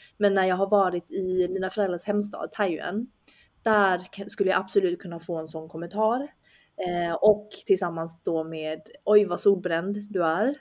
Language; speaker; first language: Swedish; early bilingual, other home language; Chinese